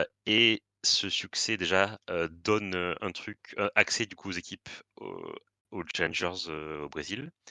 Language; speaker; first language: French; native; French